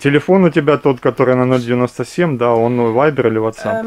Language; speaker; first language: Russian; native; Russian